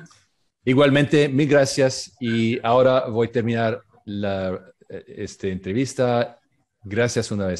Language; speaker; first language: Spanish; non-native, learner; English